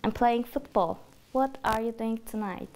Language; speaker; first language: English; non-native, fluent; Turkish